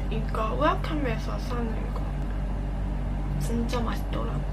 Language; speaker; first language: Korean; non-native, learner; Cantonese